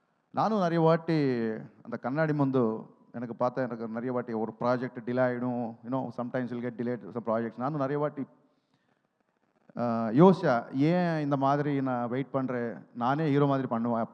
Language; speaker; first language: Tamil; non-native, local second language; Telugu